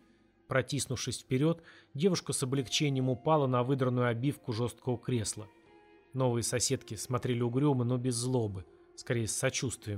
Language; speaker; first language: Russian; native; Russian